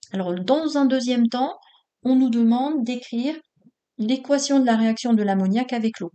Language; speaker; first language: French; native; French